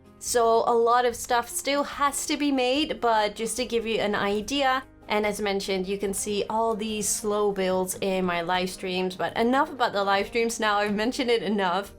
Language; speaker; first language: English; non-native, fluent; Dutch